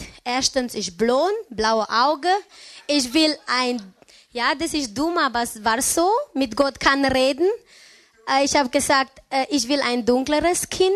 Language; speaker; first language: German; non-native, learner; Romanian